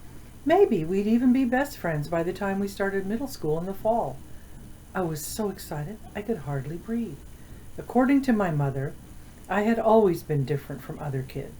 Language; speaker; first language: English; native; English